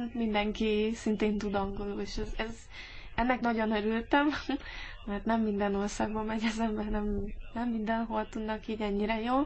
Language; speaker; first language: Hungarian; early bilingual, heritage; English